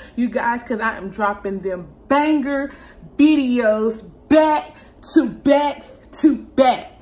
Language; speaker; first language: English; native; English